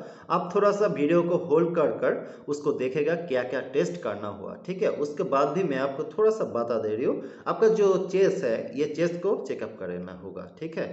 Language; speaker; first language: Hindi; non-native, learner; Bangla